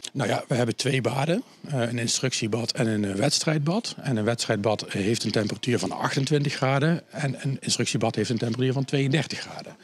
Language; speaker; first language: Dutch; native; Dutch